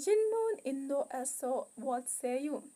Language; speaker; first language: Korean; non-native, learner; Hindi